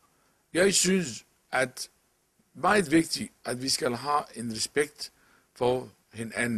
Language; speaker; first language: Danish; non-native, local second language; Arabic